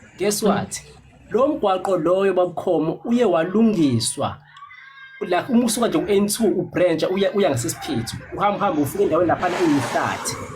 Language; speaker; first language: Zulu; non-native, local second language; Xhosa